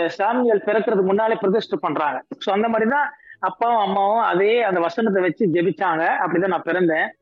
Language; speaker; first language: Tamil; native; Tamil